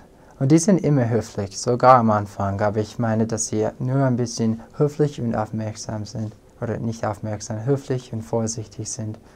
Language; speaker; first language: German; non-native, fluent; English